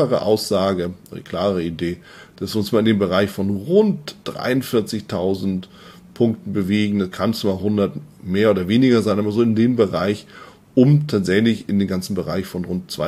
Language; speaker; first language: German; native; German